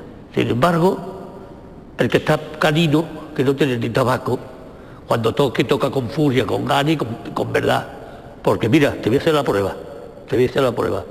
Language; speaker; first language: Spanish; native; Spanish